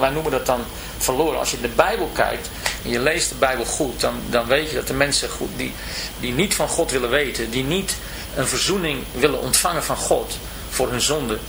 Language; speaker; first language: Dutch; native; Dutch